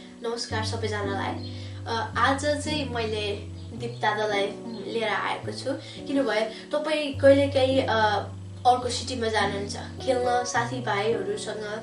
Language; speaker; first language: Nepali; early bilingual, heritage; Nepali